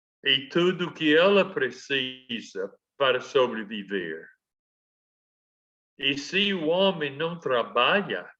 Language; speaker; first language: Portuguese; non-native, fluent; English